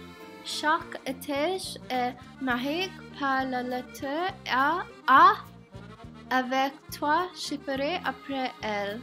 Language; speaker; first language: French; non-native, learner; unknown